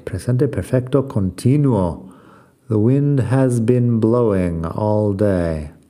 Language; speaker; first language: English; native; English